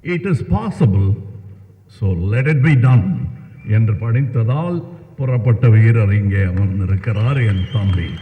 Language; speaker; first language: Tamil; native; Tamil